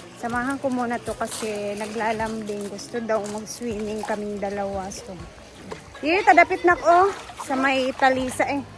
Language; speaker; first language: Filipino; non-native, local second language; Cebuano